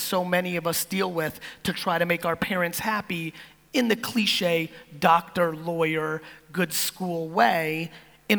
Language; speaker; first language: English; native; English